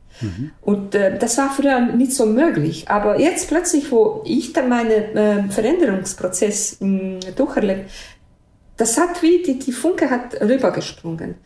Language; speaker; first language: German; non-native, fluent; Bosnian